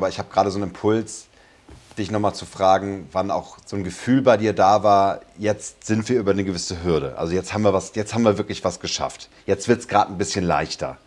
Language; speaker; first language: German; native; German